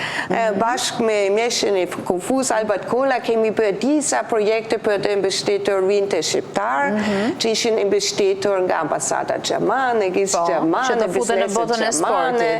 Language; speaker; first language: Albanian; non-native, fluent; German